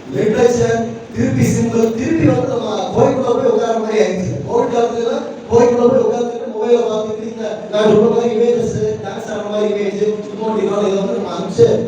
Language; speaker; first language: Tamil; non-native, local second language; Malayalam